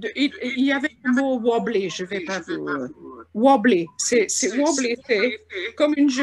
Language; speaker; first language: French; non-native, fluent; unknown